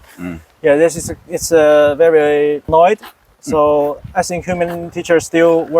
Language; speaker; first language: English; non-native, fluent; Chinese